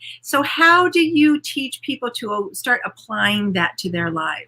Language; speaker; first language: English; native; English